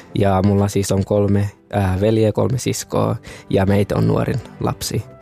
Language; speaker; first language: Finnish; early bilingual, other home language; Kinyarwanda